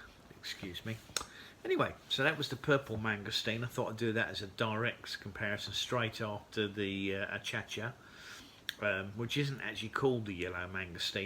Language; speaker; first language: English; native; English